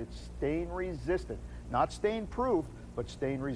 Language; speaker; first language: English; native; English